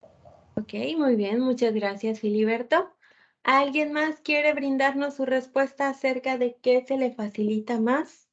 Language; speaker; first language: Spanish; native; Spanish